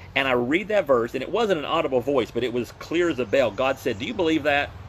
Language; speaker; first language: English; native; English